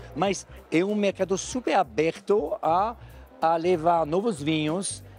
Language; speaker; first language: Portuguese; non-native, fluent; French